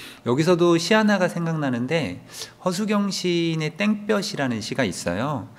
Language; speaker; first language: Korean; native; Korean